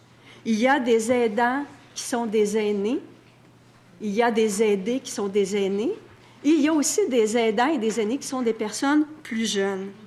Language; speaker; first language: French; native; French